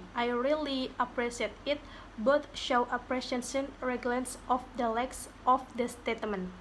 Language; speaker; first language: English; non-native, learner; Indonesian